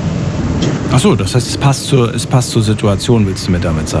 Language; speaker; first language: German; native; German